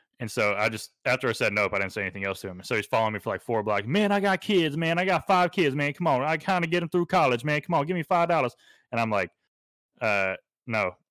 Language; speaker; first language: English; native; English